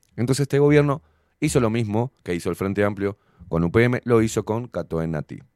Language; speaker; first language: Spanish; native; Spanish